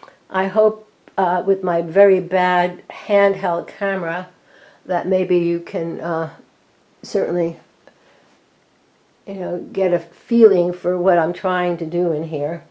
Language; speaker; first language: English; native; English